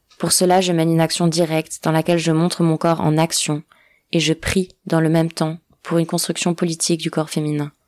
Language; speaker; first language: French; non-native, fluent; Portuguese